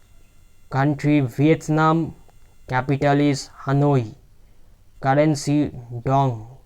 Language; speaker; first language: English; non-native, local second language; Bangla